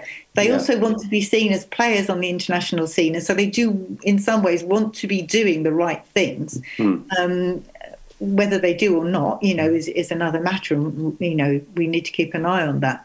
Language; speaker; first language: English; native; English